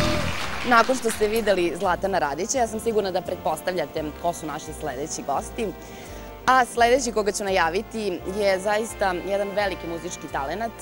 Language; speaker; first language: Serbian; native; Serbian